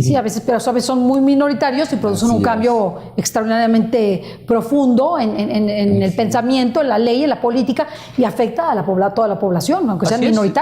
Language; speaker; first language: Spanish; native; Spanish